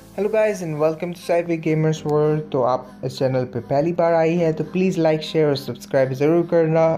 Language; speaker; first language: Hindi; non-native, learner; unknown